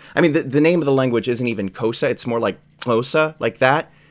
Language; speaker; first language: English; native; English